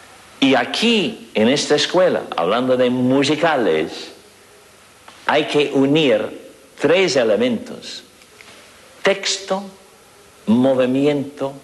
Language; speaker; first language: Spanish; non-native, fluent; English